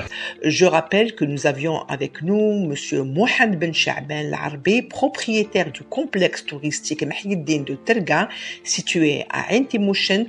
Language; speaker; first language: French; non-native, local second language; Arabic